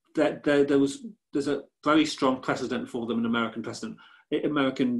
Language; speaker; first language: English; native; English